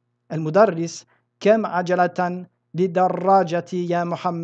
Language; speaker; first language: Arabic; non-native, fluent; French